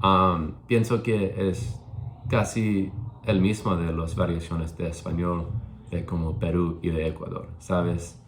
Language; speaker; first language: Spanish; non-native, learner; English